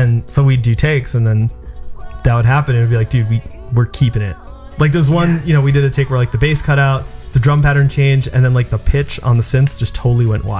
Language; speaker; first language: English; early bilingual, other home language; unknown